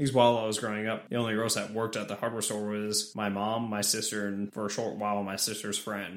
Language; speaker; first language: English; native; English